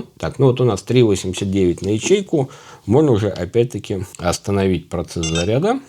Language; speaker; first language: Russian; native; Russian